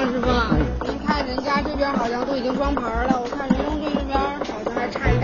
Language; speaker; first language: Chinese; native; Chinese